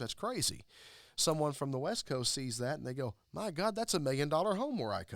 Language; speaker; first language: English; native; English